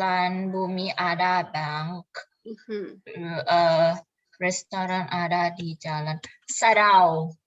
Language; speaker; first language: Indonesian; non-native, learner; Thai